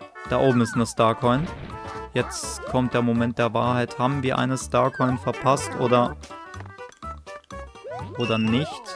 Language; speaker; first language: German; native; German